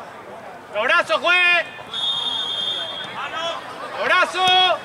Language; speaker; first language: Spanish; native; Spanish